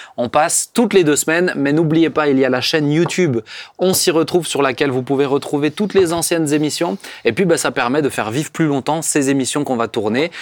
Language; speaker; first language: French; native; French